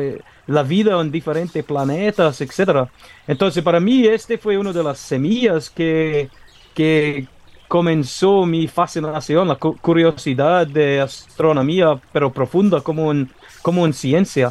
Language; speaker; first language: Spanish; non-native, fluent; English